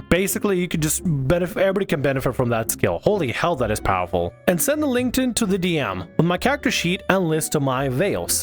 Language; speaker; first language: English; native; English